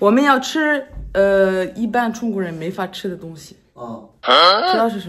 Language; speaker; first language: Chinese; non-native, fluent; French